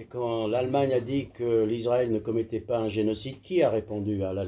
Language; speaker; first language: French; native; French